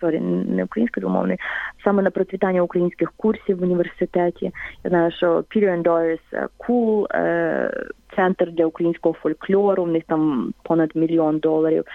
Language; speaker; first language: Ukrainian; native; Ukrainian